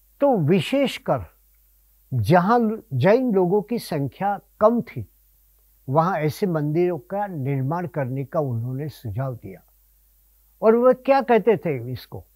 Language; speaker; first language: Hindi; non-native, local second language; Gujarati